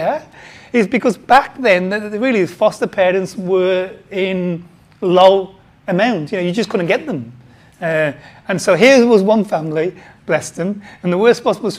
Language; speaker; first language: English; native; English